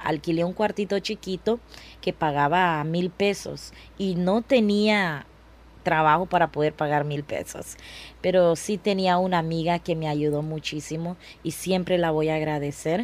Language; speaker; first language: Spanish; non-native, local second language; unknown